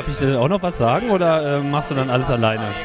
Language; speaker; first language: German; native; German